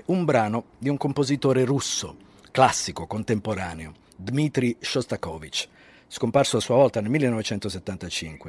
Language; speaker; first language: Italian; native; Italian